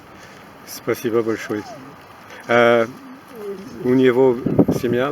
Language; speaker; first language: Russian; non-native, learner; French